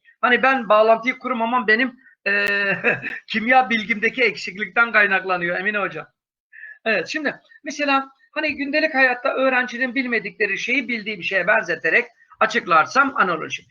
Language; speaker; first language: Turkish; native; Turkish